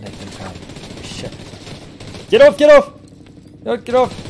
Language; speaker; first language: English; native; English